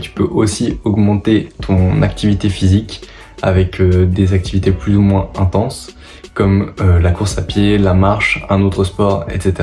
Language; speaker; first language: French; native; French